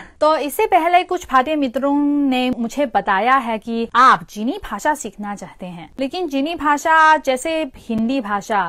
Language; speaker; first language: Hindi; non-native, fluent; Chinese